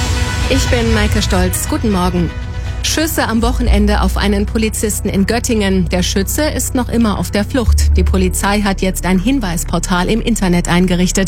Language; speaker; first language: German; native; German